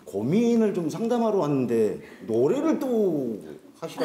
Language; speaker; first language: Korean; native; Korean